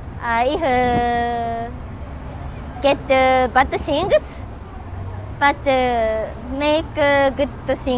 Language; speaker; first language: English; non-native, learner; Japanese